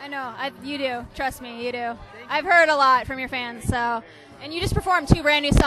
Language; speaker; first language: English; native; English